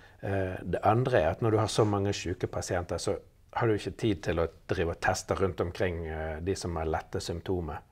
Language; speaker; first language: Norwegian; native; Norwegian